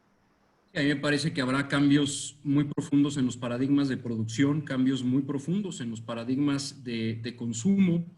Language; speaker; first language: Spanish; native; Spanish